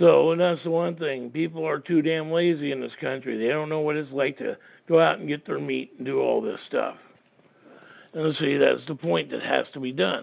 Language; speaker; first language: English; native; English